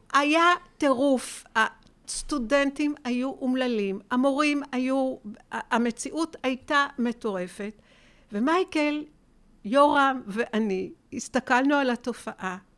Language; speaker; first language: Hebrew; native; Hebrew